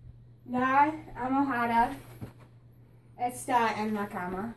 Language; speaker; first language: Spanish; non-native, learner; English